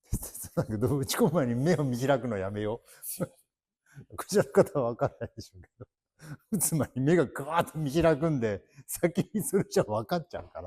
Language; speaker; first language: Japanese; native; Japanese